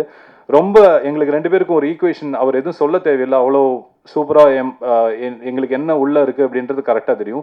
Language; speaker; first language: Tamil; native; Tamil